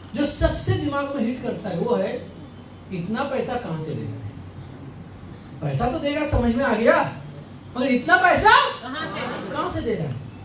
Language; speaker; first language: Hindi; non-native, local second language; Bangla